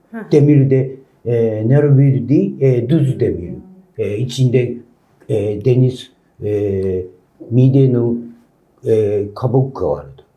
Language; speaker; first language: Turkish; non-native, learner; Japanese